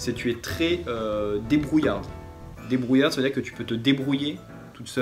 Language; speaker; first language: French; native; French